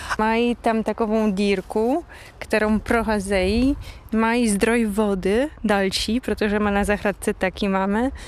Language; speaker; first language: Czech; non-native, fluent; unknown